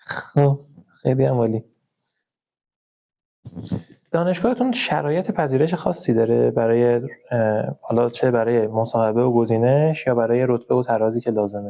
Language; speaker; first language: Persian; native; Persian